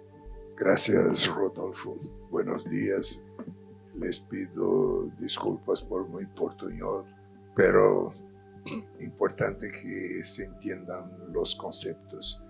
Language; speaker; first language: Spanish; non-native, fluent; Portuguese